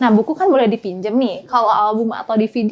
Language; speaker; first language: Indonesian; native; Indonesian